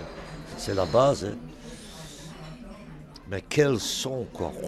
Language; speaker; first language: French; non-native, local second language; Dutch